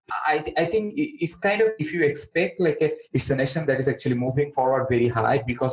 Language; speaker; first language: English; non-native, local second language; Bangla